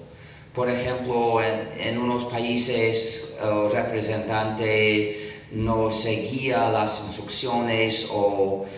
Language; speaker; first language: Spanish; non-native, fluent; English